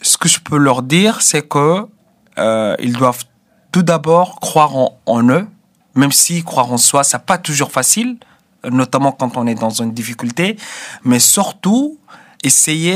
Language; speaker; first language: French; non-native, fluent; Arabic